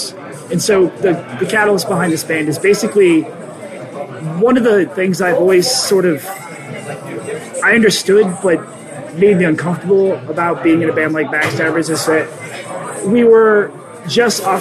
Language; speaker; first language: English; native; English